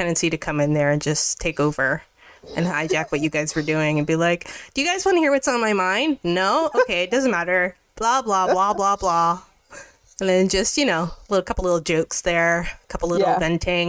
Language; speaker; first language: English; native; English